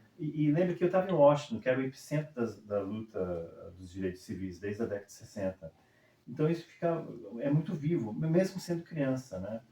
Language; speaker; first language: Portuguese; early bilingual, other home language; English